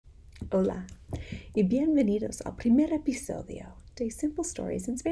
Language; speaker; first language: Spanish; non-native, fluent; English